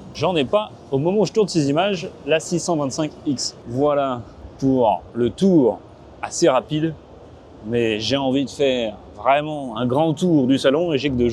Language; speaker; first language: French; native; French